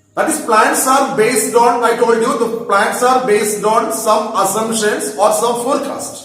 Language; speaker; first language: English; non-native, local second language; Malayalam